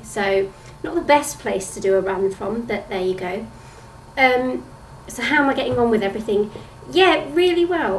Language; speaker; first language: English; native; English